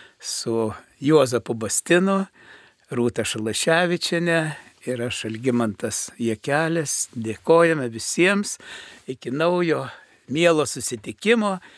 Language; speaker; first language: Lithuanian; native; Lithuanian